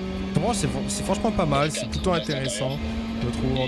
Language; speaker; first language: French; native; French